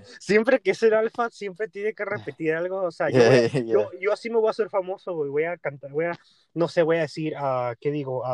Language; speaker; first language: Spanish; early bilingual, heritage; Spanish